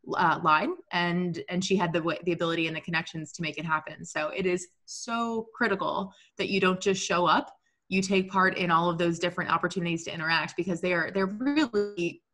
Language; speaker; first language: English; native; English